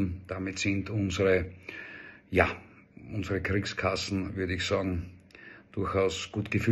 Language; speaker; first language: German; native; German